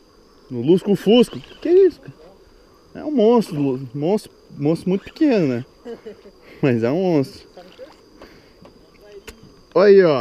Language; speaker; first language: Portuguese; native; Portuguese